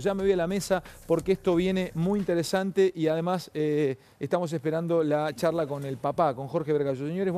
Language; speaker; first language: Spanish; native; Spanish